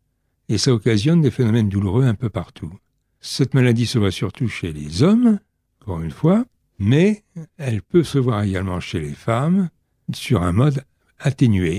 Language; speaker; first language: French; native; French